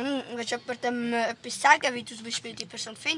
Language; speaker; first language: German; native; German